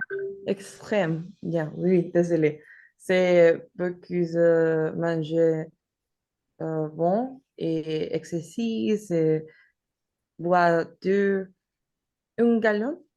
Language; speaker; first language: French; non-native, learner; Spanish